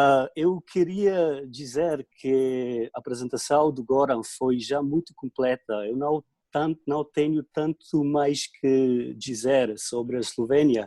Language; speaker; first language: Portuguese; non-native, fluent; Slovenian